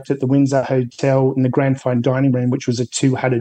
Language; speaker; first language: English; native; English